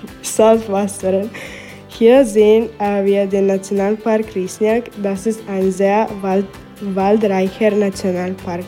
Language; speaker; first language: German; non-native, fluent; Croatian